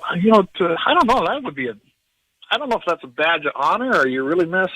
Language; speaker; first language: English; native; English